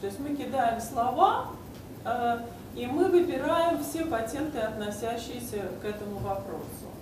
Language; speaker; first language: Russian; native; Russian